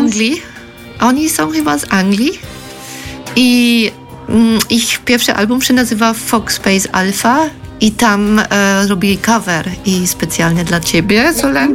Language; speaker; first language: Polish; non-native, fluent; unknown